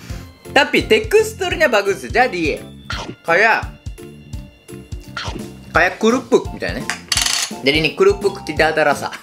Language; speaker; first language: Indonesian; non-native, fluent; Japanese